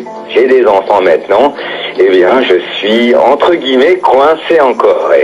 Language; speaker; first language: French; native; French